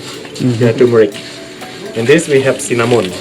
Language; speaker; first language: English; non-native, learner; Indonesian